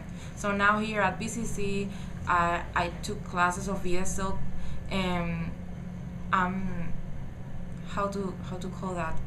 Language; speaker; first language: English; non-native, learner; Spanish